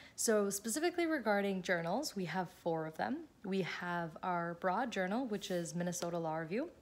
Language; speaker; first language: English; native; English